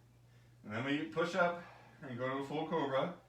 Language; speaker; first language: English; native; English